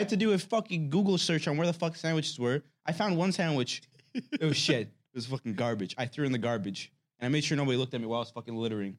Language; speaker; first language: English; native; English